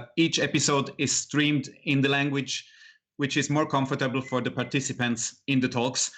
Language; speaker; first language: English; non-native, fluent; Italian